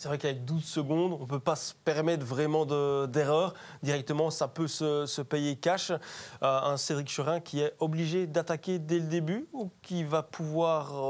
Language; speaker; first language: French; native; French